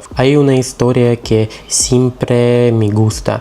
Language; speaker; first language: Spanish; non-native, learner; Russian